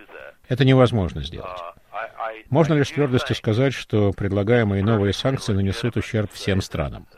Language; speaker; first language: Russian; native; Russian